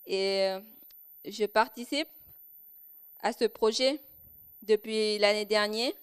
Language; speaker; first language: French; non-native, local second language; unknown